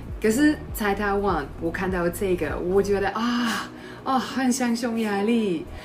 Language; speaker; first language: Chinese; non-native, learner; Hungarian